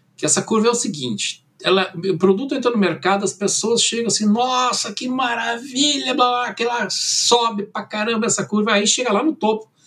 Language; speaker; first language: Portuguese; early bilingual, other home language; German